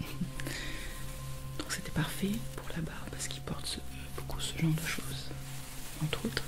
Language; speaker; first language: French; native; French